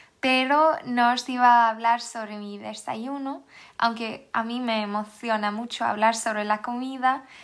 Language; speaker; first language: Spanish; non-native, fluent; Swedish